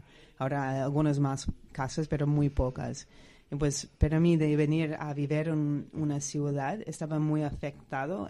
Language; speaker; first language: Spanish; non-native, fluent; English